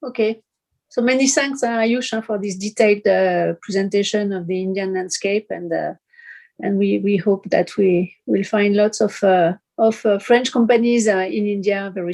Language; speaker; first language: English; non-native, fluent; French